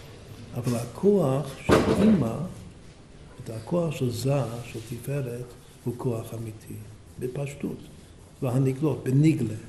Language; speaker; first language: Hebrew; non-native, fluent; English